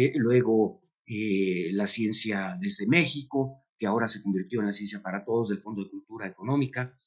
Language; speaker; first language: Spanish; native; Spanish